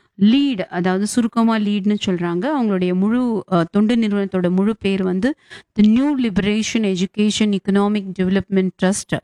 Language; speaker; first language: Tamil; native; Tamil